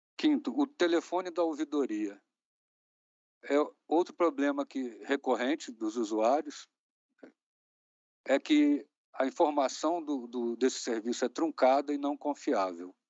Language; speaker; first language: Portuguese; native; Portuguese